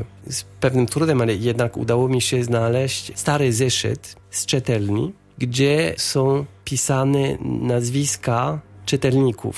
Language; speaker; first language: Polish; non-native, fluent; French